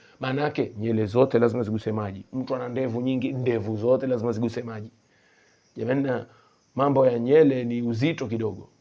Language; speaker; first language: Swahili; native; Swahili